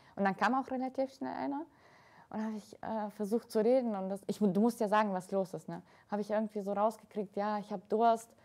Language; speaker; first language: German; early bilingual, other home language; Russian